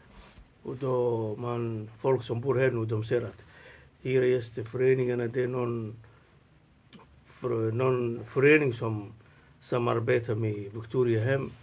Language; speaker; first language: Swedish; non-native, fluent; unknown